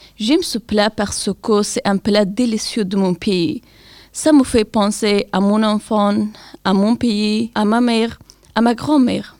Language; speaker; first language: French; non-native, learner; Persian